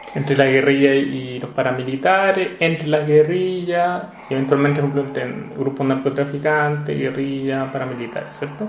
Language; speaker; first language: Spanish; native; Spanish